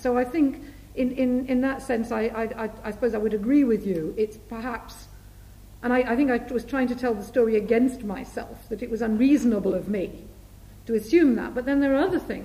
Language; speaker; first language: English; native; English